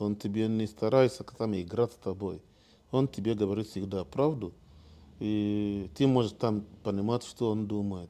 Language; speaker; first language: Russian; non-native, fluent; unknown